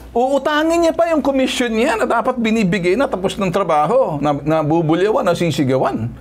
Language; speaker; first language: Filipino; native; Filipino